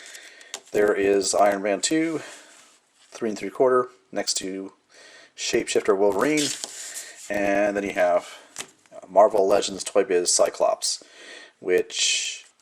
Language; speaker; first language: English; native; English